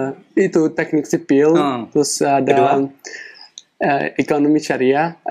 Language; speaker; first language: Indonesian; non-native, fluent; Pashto